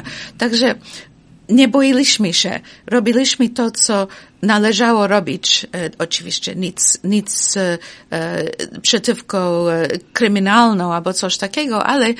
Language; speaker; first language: Polish; non-native, fluent; English